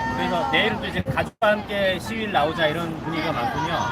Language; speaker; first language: Korean; native; Korean